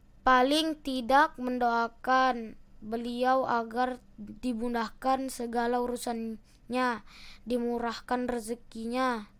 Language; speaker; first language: Indonesian; native; Indonesian